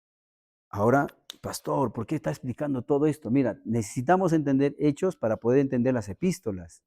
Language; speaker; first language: Spanish; native; Spanish